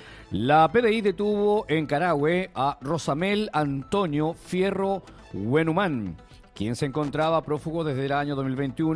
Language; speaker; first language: Spanish; native; Spanish